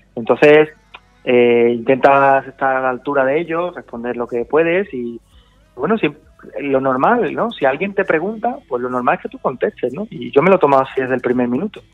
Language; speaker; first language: Spanish; native; Spanish